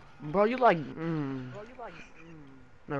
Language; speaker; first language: English; native; English